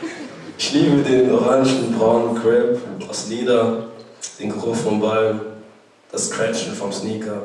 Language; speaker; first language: German; early bilingual, other home language; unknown